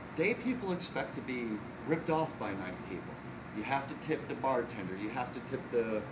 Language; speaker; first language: English; native; English